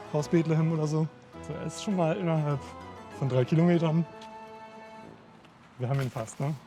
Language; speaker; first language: German; native; German